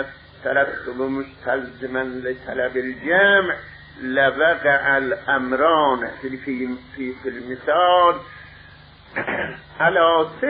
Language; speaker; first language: Arabic; non-native, fluent; Persian